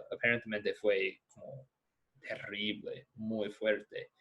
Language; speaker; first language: Spanish; non-native, fluent; English